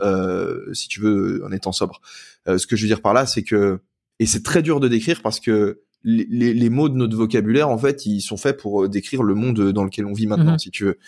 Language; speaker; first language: French; native; French